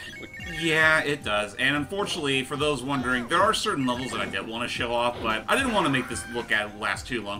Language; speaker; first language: English; native; English